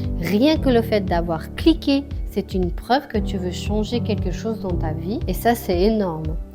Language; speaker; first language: French; non-native, fluent; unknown